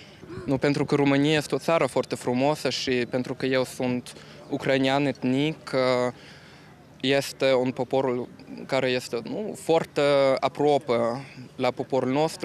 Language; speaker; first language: Romanian; non-native, learner; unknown